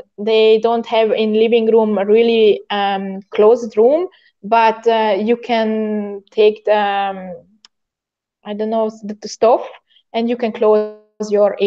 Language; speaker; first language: English; non-native, learner; Hungarian